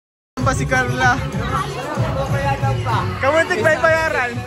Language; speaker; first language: Filipino; native; Filipino